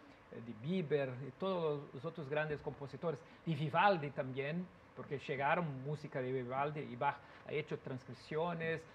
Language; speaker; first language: Spanish; non-native, learner; Portuguese